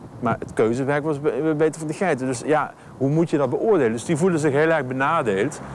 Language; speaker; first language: Dutch; native; Dutch